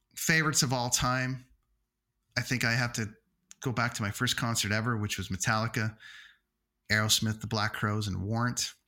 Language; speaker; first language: English; native; English